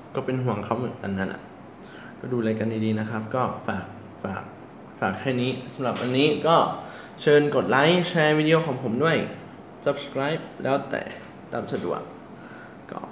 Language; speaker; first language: Thai; non-native, learner; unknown